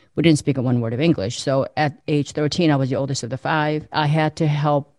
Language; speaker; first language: English; early bilingual, other home language; Korean